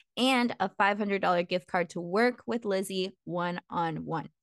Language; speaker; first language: English; native; English